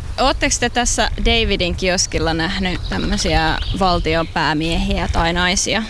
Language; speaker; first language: Finnish; native; Finnish